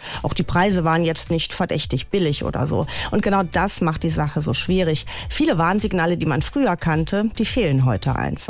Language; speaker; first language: German; native; German